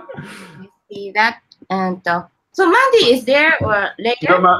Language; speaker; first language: English; non-native, learner; Japanese